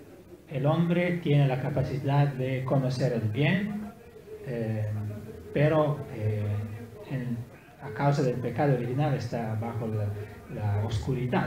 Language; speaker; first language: Spanish; non-native, learner; Italian